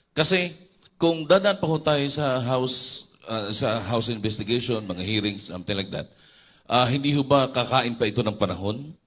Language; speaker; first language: Filipino; native; Filipino